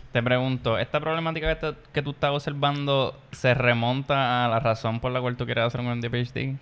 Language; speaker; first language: Spanish; native; Spanish